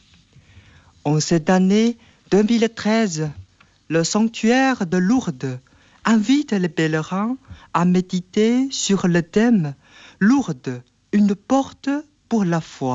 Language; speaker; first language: French; non-native, fluent; Chinese